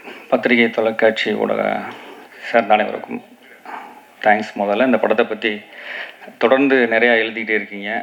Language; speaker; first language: Tamil; native; Tamil